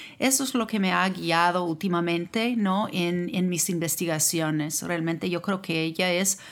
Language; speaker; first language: Spanish; non-native, fluent; English